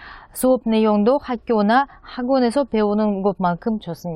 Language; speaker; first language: Korean; non-native, fluent; Russian